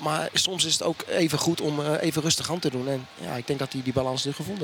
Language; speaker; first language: Dutch; native; Dutch